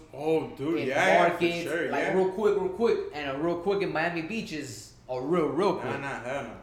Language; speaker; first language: English; early bilingual, heritage; Spanish